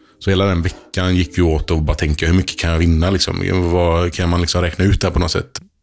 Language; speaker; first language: Swedish; early bilingual, other home language; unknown